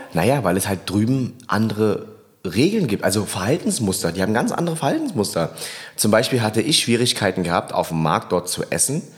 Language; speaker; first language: German; early bilingual, other home language; Vietnamese